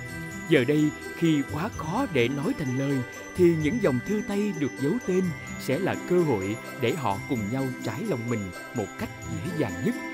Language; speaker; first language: Vietnamese; native; Vietnamese